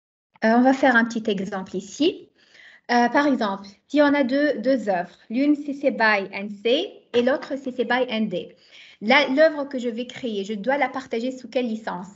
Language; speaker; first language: French; non-native, local second language; Arabic